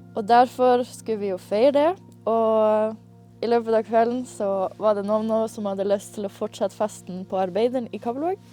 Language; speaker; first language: Norwegian; native; Norwegian